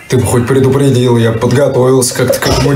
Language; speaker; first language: Russian; native; Russian